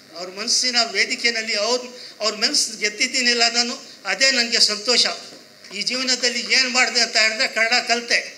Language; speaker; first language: Kannada; non-native, local second language; Urdu